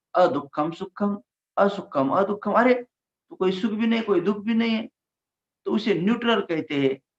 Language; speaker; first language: Hindi; non-native, local second language; Marathi